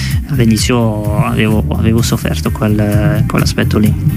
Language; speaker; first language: Italian; non-native, fluent; Dutch